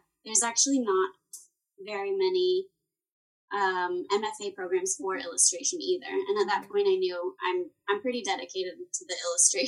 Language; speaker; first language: English; native; English